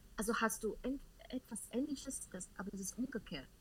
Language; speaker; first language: German; non-native, learner; Chinese